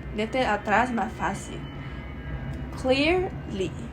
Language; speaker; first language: Spanish; non-native, learner; Chinese